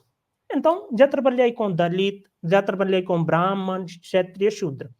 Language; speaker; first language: Portuguese; non-native, learner; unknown